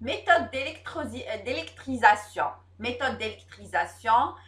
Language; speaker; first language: French; non-native, local second language; Arabic